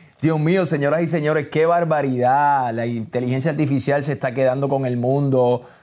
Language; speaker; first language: Spanish; native; Spanish